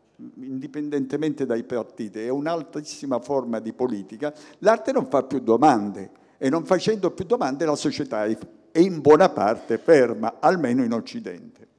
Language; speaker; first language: Italian; native; Italian